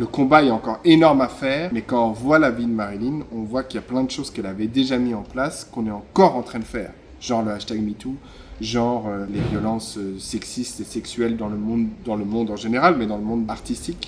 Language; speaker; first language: French; native; French